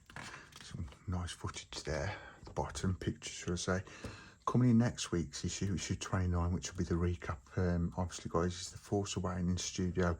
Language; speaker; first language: English; native; English